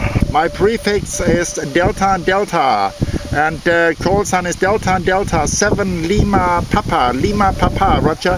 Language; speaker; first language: English; non-native, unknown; German